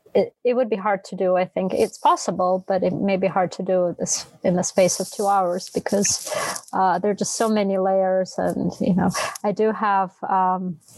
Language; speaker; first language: English; non-native, fluent; Russian